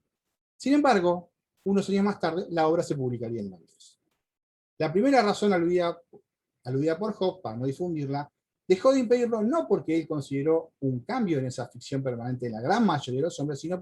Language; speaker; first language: Spanish; native; Spanish